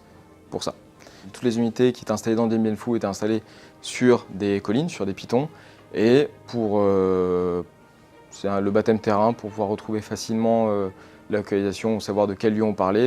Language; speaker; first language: French; native; French